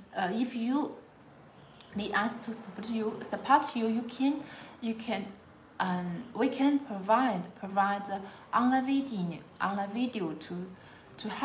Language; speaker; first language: English; non-native, learner; Chinese